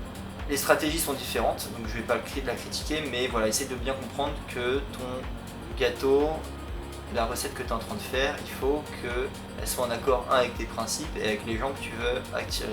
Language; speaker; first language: French; native; French